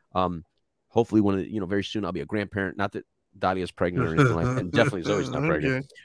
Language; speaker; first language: English; native; English